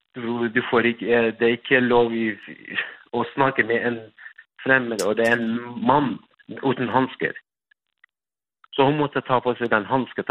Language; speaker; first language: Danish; non-native, fluent; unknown